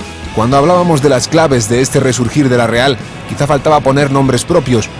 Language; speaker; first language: Spanish; native; Spanish